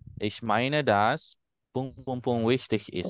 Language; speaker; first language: German; non-native, fluent; Indonesian